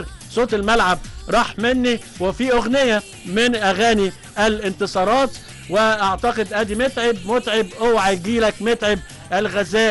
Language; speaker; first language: Arabic; native; Arabic